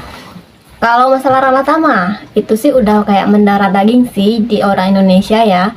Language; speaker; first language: Indonesian; native; Indonesian